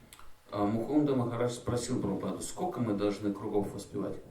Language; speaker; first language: Russian; native; Russian